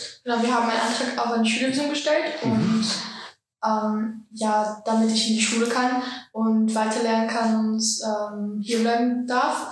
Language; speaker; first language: German; early bilingual, other home language; Georgian